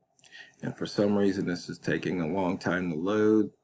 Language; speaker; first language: English; native; English